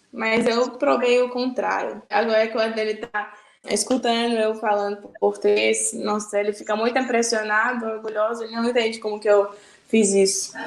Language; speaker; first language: Portuguese; non-native, learner; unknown